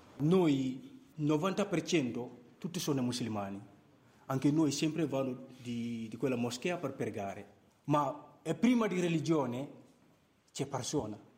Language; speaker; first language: Italian; non-native, learner; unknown